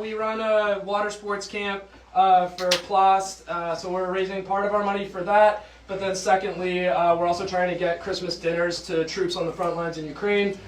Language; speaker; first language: English; early bilingual, other home language; Ukrainian